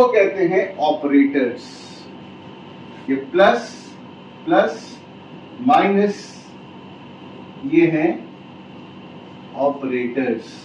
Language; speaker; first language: Hindi; native; Hindi